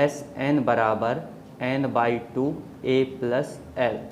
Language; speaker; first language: Hindi; native; Hindi